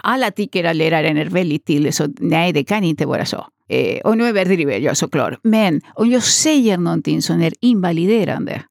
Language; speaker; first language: Swedish; non-native, fluent; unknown